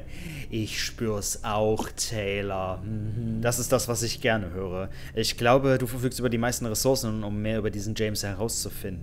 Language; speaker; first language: German; native; German